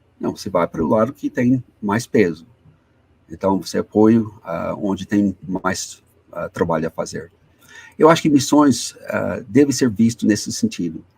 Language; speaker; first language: Portuguese; non-native, fluent; English